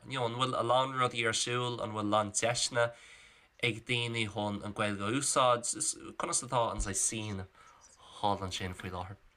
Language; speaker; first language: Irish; non-native, local second language; English